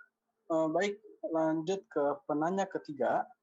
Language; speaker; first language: Indonesian; native; Indonesian